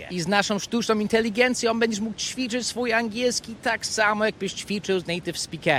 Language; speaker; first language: Polish; early bilingual, heritage; Polish